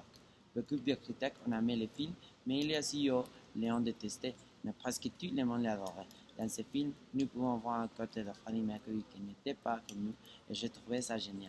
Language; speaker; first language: French; non-native, learner; Spanish